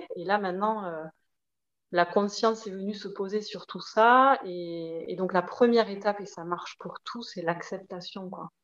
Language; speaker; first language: French; native; French